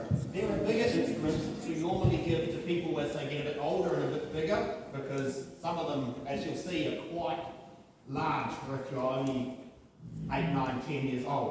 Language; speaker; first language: English; native; English